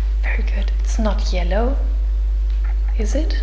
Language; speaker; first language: English; non-native, fluent; German